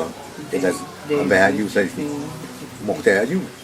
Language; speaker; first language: Spanish; non-native, local second language; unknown